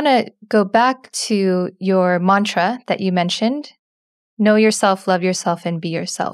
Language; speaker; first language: English; native; English